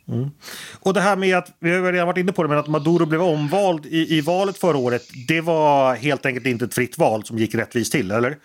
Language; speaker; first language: Swedish; native; Swedish